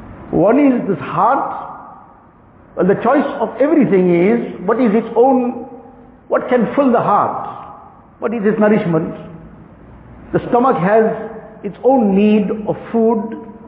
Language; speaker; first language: English; native; English